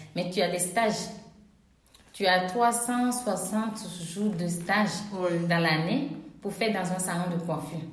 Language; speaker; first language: French; non-native, local second language; Ewe